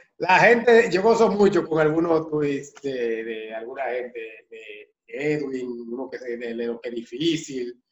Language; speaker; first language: Spanish; native; Spanish